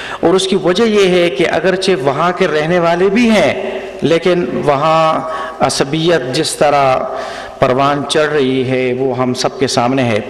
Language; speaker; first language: Urdu; non-native, local second language; Northern Hindko